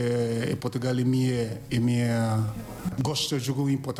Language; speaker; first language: Portuguese; non-native, learner; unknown